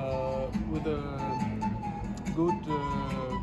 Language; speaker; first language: English; non-native, learner; German